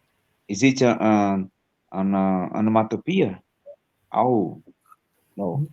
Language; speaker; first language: English; non-native, learner; Portuguese